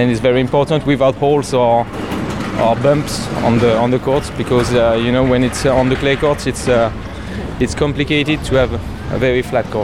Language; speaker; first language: English; non-native, learner; French